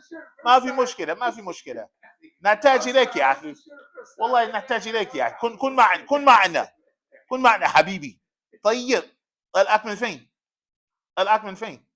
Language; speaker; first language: Arabic; non-native, fluent; English